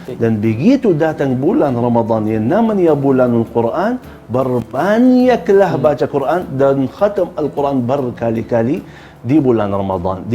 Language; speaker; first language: Indonesian; non-native, fluent; Arabic